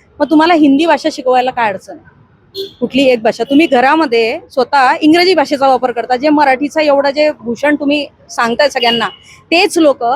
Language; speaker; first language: Marathi; non-native, local second language; Hindi